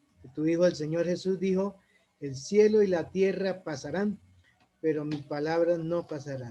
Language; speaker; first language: Spanish; native; Spanish